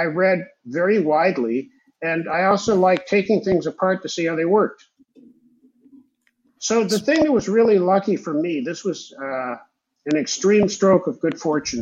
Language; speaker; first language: English; early bilingual, other home language; Hebrew